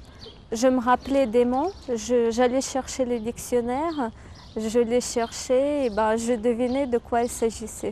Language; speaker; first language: French; non-native, fluent; Ukrainian